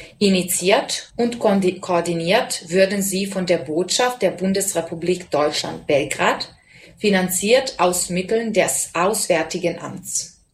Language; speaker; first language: German; non-native, fluent; Serbian